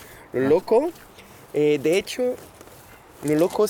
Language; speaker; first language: Spanish; non-native, fluent; French